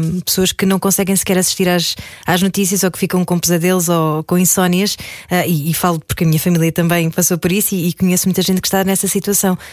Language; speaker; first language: Portuguese; native; Portuguese